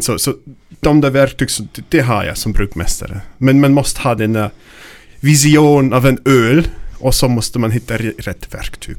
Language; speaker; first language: Swedish; non-native, learner; German